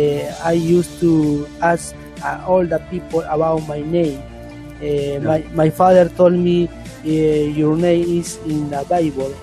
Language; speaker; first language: English; non-native, learner; Spanish